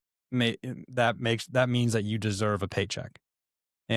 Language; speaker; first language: English; native; English